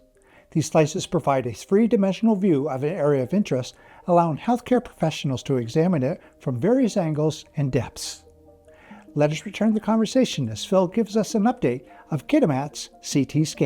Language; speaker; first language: English; native; English